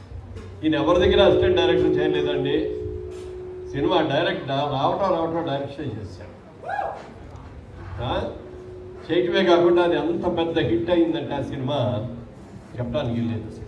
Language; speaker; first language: Telugu; native; Telugu